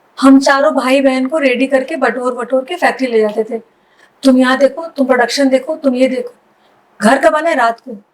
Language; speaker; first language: Hindi; native; Hindi